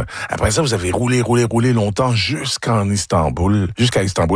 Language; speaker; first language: French; native; French